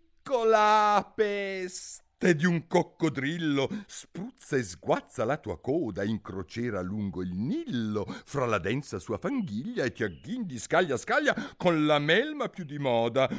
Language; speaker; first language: Italian; native; Italian